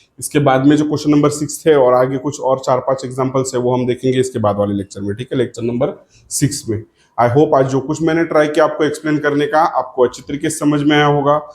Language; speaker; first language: Hindi; non-native, local second language; Marathi